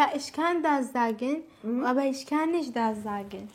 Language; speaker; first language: German; non-native, learner; Kurdish